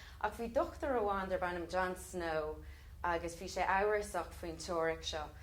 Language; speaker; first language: Irish; non-native, local second language; English